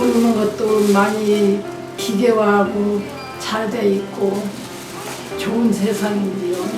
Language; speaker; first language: Korean; native; Korean